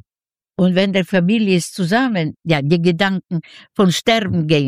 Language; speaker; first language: German; non-native, fluent; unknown